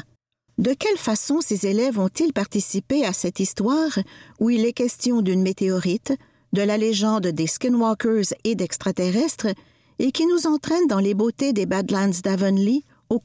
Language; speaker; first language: French; native; French